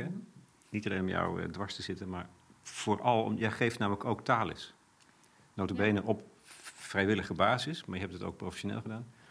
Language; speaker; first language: Dutch; native; Dutch